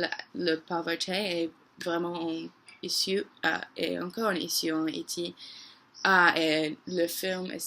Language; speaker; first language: French; non-native, learner; English